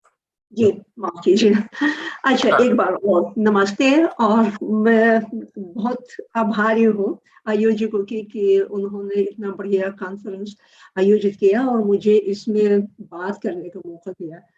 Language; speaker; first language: Hindi; non-native, fluent; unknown